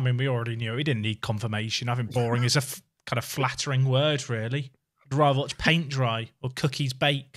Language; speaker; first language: English; native; English